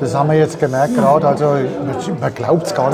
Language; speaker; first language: German; native; German